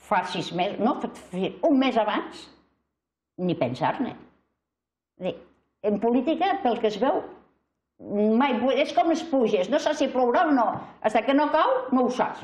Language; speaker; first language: Catalan; native; Catalan